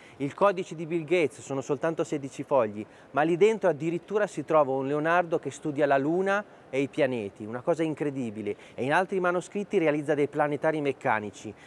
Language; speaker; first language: Italian; native; Italian